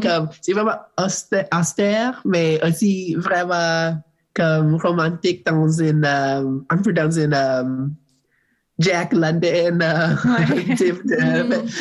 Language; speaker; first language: French; non-native, learner; English